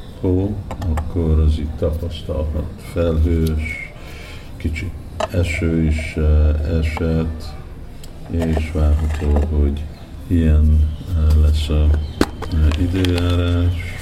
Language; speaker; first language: Hungarian; early bilingual, heritage; Hungarian